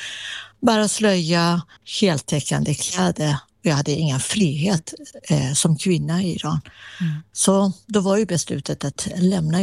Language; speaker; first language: Swedish; non-native, fluent; Persian